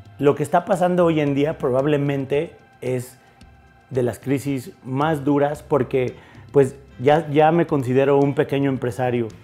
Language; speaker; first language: Spanish; native; Spanish